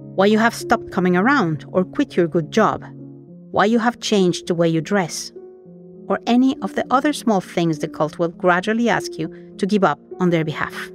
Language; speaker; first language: English; non-native, fluent; Spanish